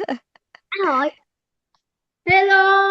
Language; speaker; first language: English; non-native, learner; Vietnamese